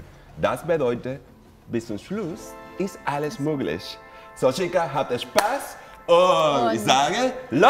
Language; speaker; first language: German; non-native, fluent; Spanish